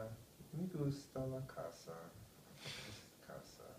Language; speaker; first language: Spanish; non-native, learner; English